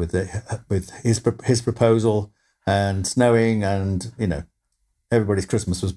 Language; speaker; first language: English; native; English